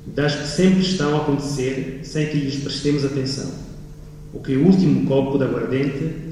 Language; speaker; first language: Portuguese; non-native, fluent; Italian